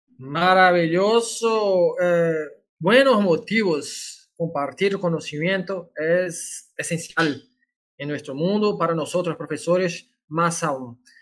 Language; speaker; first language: Spanish; non-native, learner; Portuguese